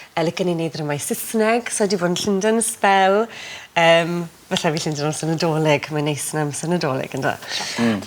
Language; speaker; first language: Welsh; native; Welsh